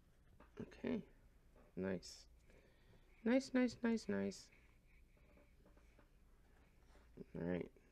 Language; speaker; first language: English; native; English